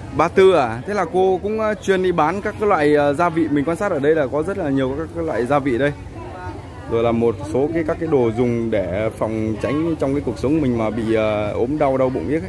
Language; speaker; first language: Vietnamese; non-native, local second language; Hmong